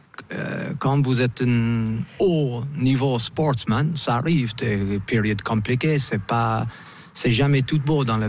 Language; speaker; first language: French; non-native, fluent; English